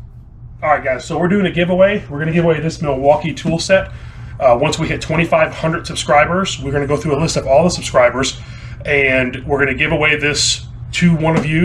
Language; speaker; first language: English; native; English